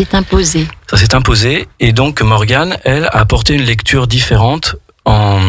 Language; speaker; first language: French; native; French